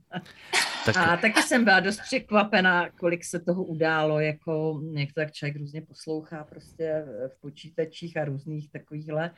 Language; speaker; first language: Czech; native; Czech